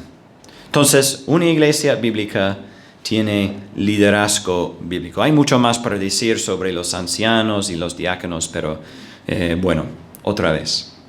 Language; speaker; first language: Spanish; non-native, fluent; English